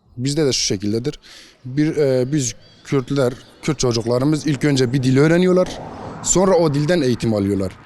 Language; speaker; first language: Turkish; non-native, local second language; Kurdish